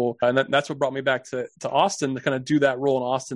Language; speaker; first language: English; native; English